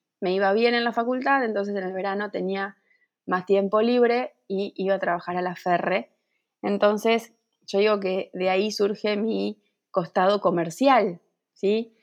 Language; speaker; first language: Spanish; native; Spanish